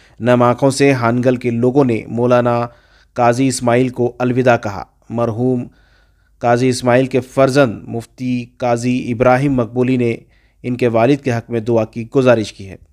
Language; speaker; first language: Urdu; native; Urdu